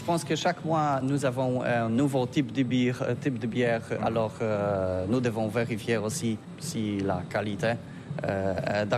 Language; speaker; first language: French; non-native, learner; Polish